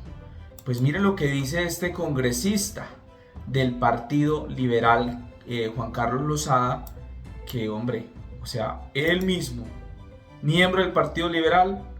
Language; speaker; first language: Spanish; native; Spanish